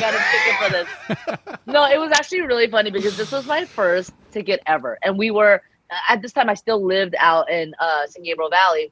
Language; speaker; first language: English; early bilingual, other home language; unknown